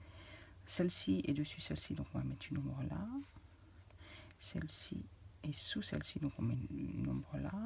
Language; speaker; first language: French; native; French